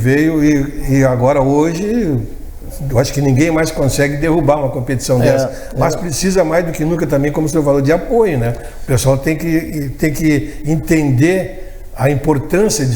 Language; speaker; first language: Portuguese; native; Portuguese